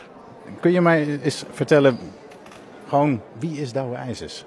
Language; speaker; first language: Dutch; native; Dutch